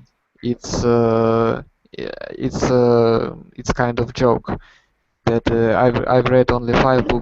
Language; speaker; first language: English; non-native, learner; Russian